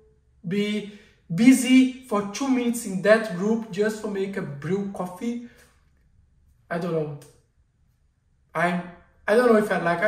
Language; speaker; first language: English; non-native, learner; Portuguese